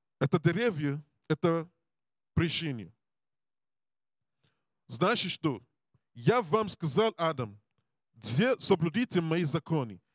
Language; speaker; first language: Russian; non-native, learner; English